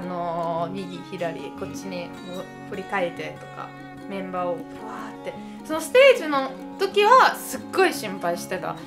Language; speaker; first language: Japanese; non-native, fluent; Italian